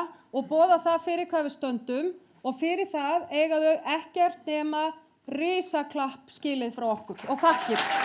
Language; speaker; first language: Icelandic; native; Icelandic